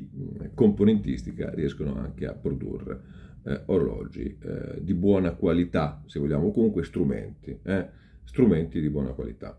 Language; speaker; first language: Italian; native; Italian